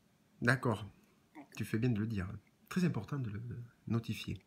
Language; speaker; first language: French; native; French